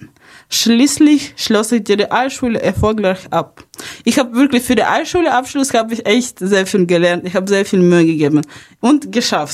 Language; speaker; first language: German; early bilingual, other home language; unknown